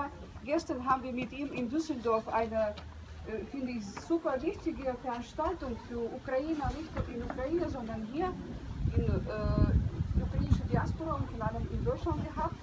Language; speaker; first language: German; non-native, learner; Ukrainian